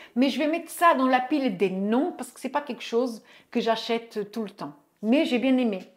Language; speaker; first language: French; early bilingual, other home language; Portuguese